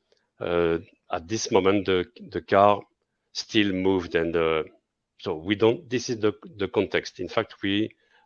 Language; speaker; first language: English; non-native, fluent; French